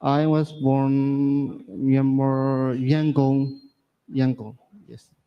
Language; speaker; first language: English; non-native, learner; Burmese